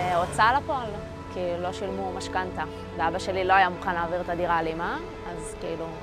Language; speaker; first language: Hebrew; early bilingual, other home language; Russian